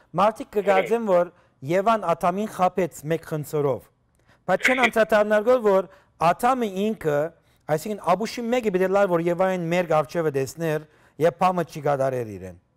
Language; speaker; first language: Armenian; native; Armenian